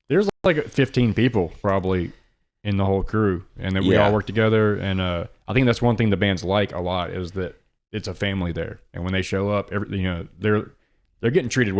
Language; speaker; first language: English; native; English